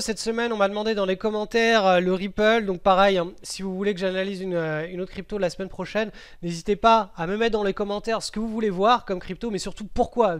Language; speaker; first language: French; native; French